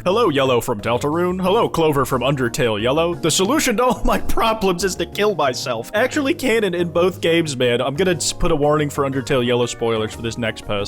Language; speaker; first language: English; native; English